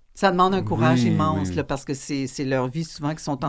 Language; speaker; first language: French; native; French